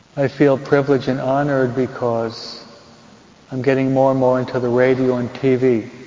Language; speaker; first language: English; native; English